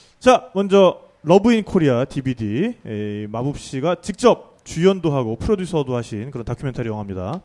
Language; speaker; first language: Korean; native; Korean